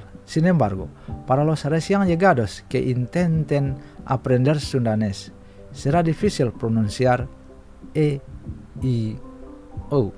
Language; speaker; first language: Spanish; non-native, fluent; Indonesian